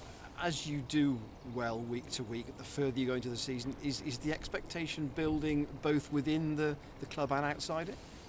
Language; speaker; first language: English; native; English